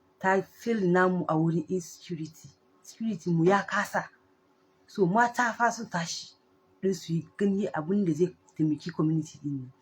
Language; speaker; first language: Hausa; non-native, local second language; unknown